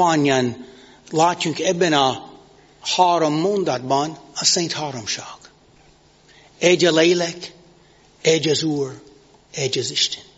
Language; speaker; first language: Hungarian; non-native, fluent; English